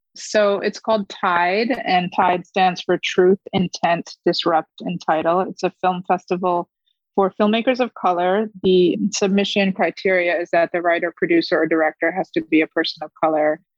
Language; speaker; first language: English; early bilingual, other home language; Korean